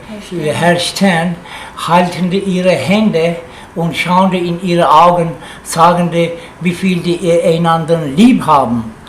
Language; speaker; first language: German; non-native, learner; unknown